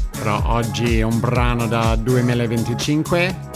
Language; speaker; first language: Italian; non-native, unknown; English